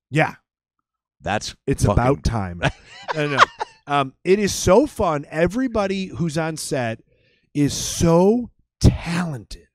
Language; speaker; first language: English; native; English